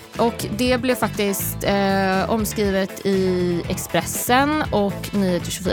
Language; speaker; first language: Swedish; native; Swedish